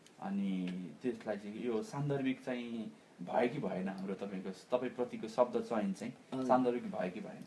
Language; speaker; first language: Nepali; native; Nepali